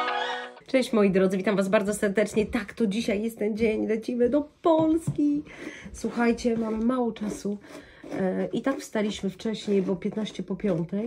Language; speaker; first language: Polish; native; Polish